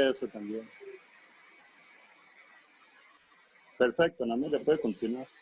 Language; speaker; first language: Portuguese; non-native, fluent; Spanish